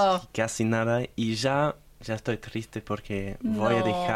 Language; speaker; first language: Spanish; non-native, fluent; German